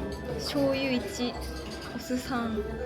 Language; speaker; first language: Japanese; native; Japanese